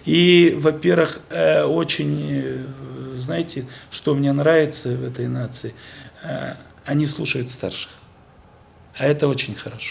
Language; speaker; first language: Russian; native; Russian